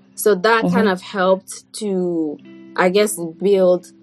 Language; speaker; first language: English; non-native, fluent; French